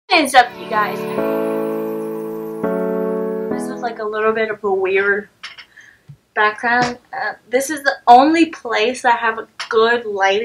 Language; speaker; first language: English; native; English